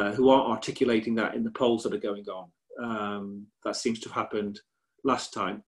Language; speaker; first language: English; native; English